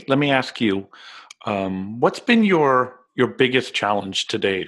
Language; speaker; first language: English; native; English